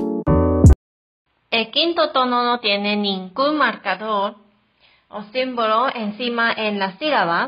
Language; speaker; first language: Spanish; non-native, fluent; Chinese